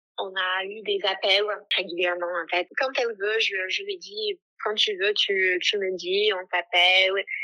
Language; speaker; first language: French; non-native, fluent; English